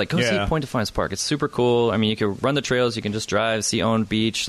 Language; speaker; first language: English; native; English